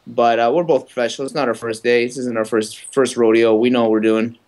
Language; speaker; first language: English; native; English